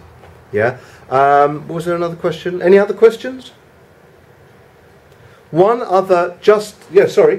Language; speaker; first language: English; native; English